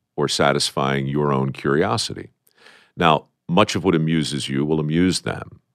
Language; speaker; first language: English; native; English